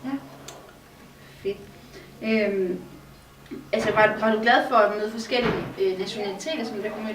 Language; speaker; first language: Danish; native; Danish